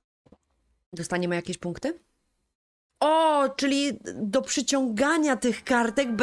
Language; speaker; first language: Polish; native; Polish